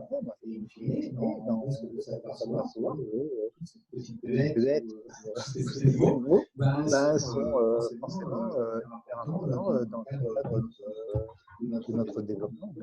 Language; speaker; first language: French; native; French